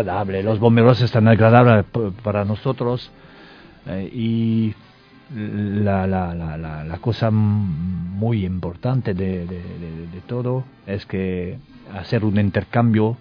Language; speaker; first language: Spanish; non-native, learner; French